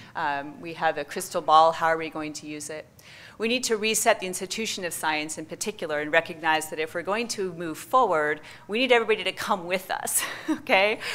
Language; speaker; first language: English; native; English